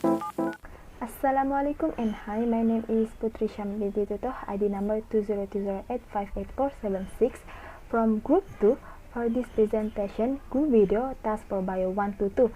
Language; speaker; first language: English; non-native, local second language; Malay